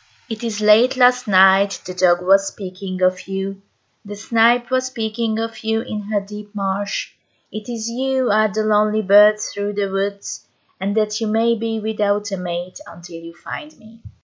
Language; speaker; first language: English; non-native, fluent; Hungarian